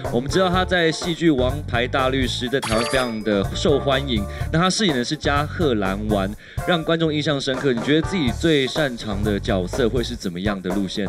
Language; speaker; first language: Chinese; native; Chinese